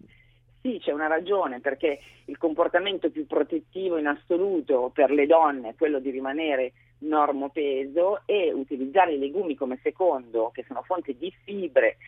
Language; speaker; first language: Italian; native; Italian